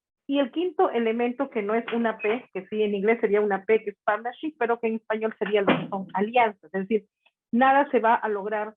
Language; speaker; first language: Spanish; native; Spanish